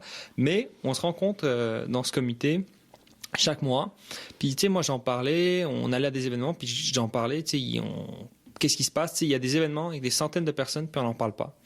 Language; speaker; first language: French; early bilingual, other home language; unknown